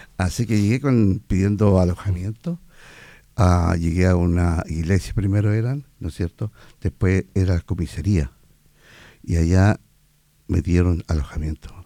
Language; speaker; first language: Spanish; native; Spanish